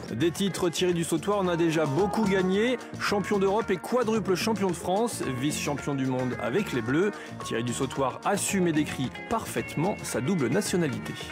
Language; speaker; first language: French; native; French